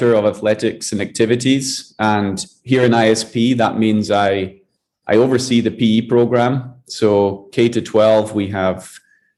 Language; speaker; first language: English; native; English